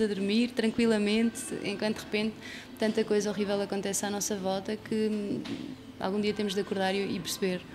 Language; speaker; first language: Portuguese; native; Portuguese